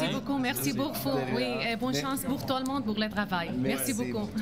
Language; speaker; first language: French; non-native, learner; Arabic